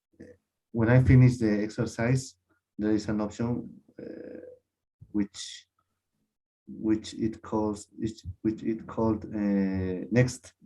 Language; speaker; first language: English; non-native, learner; Spanish